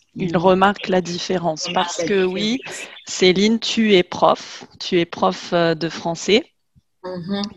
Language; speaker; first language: French; native; French